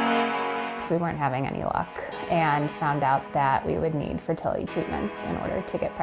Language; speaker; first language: English; native; English